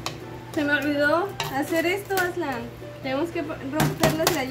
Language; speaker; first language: Spanish; native; Spanish